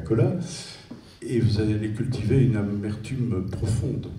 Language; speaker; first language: French; native; French